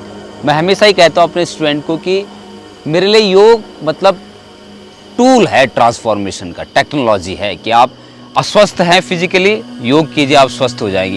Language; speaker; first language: Hindi; native; Hindi